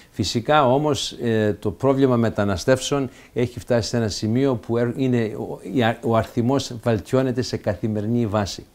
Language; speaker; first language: Greek; early bilingual, heritage; Greek